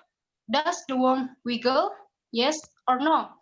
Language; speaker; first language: English; non-native, learner; Indonesian